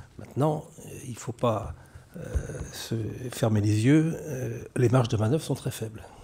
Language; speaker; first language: French; native; French